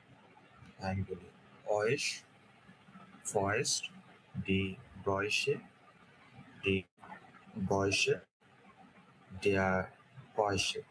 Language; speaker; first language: German; non-native, learner; Bangla